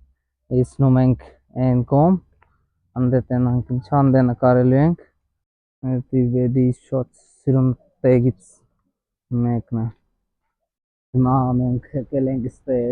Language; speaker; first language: Armenian; non-native, learner; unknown